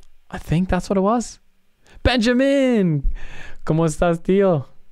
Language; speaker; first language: Spanish; non-native, learner; English